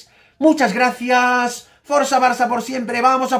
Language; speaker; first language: Spanish; native; Spanish